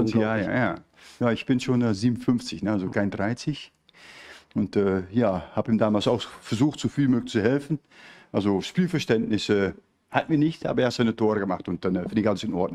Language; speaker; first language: German; native; German